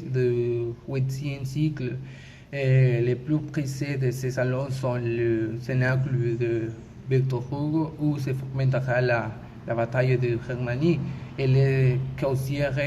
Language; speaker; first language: French; non-native, learner; Spanish